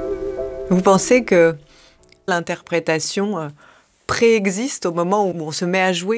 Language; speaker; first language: French; native; French